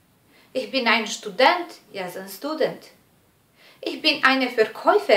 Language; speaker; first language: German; non-native, learner; Serbian